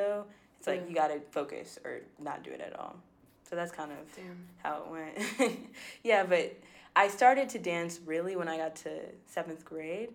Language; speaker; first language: English; native; English